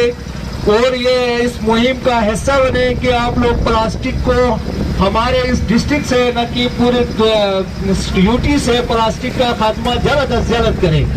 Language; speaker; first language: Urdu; non-native, local second language; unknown